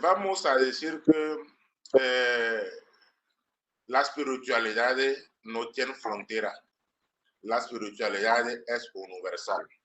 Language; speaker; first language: Spanish; non-native, learner; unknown